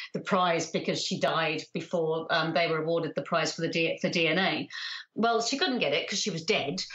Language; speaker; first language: English; native; English